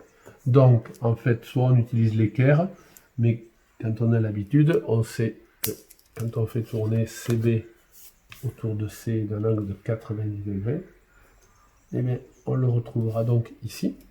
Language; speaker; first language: French; native; French